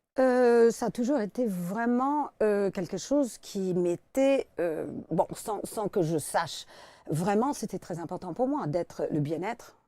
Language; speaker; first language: French; non-native, fluent; English